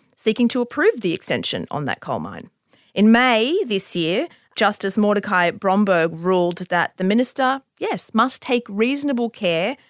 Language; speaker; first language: English; native; English